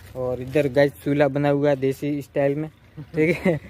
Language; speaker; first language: Hindi; native; Hindi